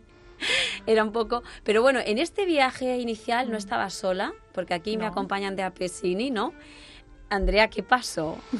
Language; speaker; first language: Spanish; native; Spanish